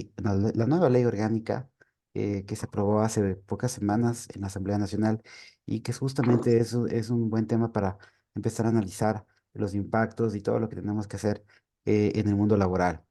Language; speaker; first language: Spanish; native; Spanish